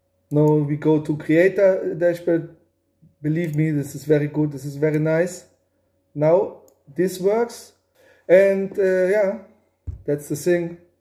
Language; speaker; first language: English; non-native, learner; German